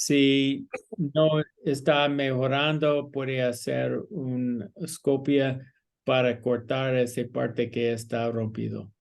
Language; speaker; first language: Spanish; non-native, learner; English